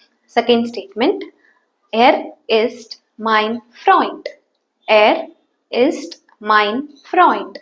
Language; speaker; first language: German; non-native, fluent; Tamil